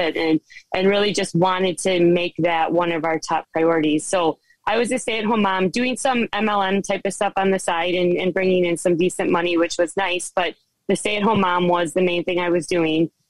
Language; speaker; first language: English; native; English